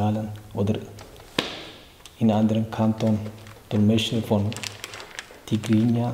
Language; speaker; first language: German; non-native, learner; Tigrinya